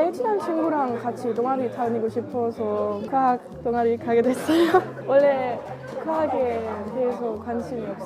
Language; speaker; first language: Korean; non-native, learner; German